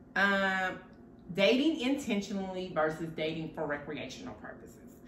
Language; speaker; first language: English; native; English